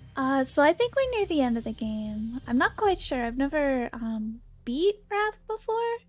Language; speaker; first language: English; native; English